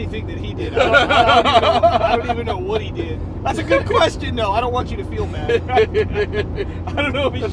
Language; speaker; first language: English; native; English